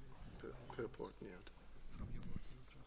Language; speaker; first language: Russian; non-native, learner; English